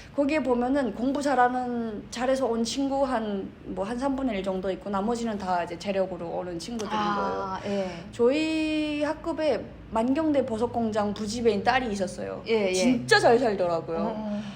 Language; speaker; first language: Korean; native; Korean